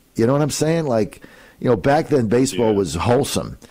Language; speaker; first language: English; native; English